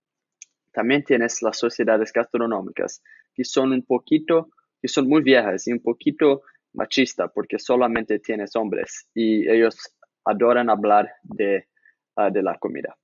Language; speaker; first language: Spanish; non-native, learner; English